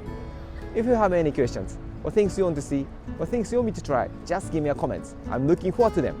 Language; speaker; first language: English; non-native, learner; Japanese